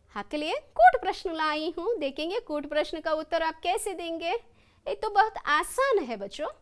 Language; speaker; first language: Hindi; non-native, local second language; Kannada